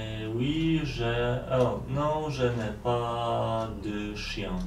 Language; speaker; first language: French; non-native, learner; Polish